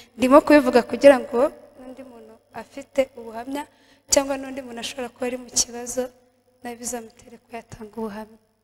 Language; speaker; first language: Kinyarwanda; native; Kinyarwanda